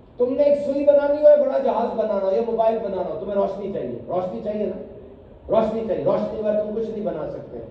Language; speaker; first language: Urdu; native; Urdu